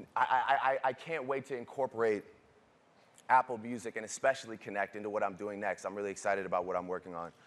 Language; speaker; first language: English; native; English